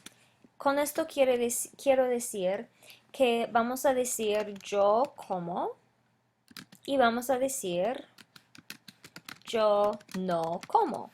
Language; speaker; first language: Spanish; non-native, fluent; English